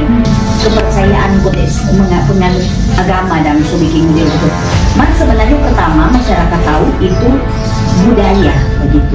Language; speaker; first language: Indonesian; non-native, local second language; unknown